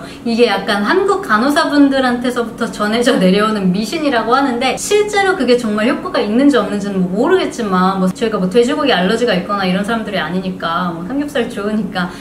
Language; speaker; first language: Korean; early bilingual, heritage; Korean